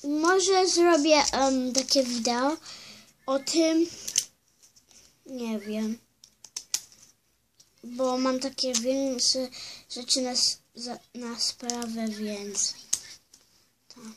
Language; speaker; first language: Polish; early bilingual, heritage; Polish